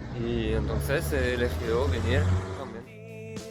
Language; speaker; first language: Spanish; non-native, learner; French